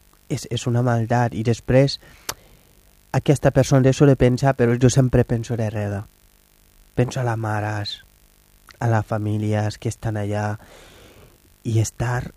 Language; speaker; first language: Catalan; non-native, fluent; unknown